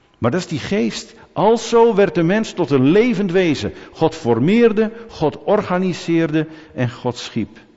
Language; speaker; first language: Dutch; native; Dutch